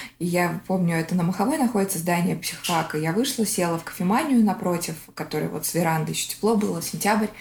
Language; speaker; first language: Russian; native; Russian